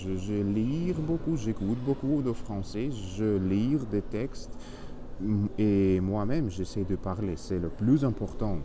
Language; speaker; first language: French; non-native, learner; Spanish